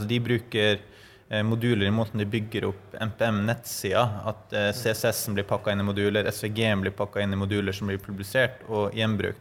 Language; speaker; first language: Norwegian; native; Norwegian